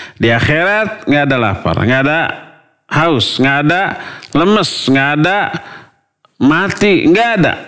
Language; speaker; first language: Indonesian; non-native, local second language; Sundanese